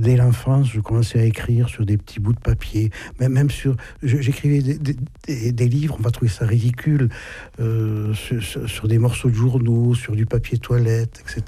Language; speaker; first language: French; native; French